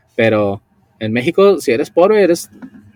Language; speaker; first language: Spanish; early bilingual, heritage; Spanish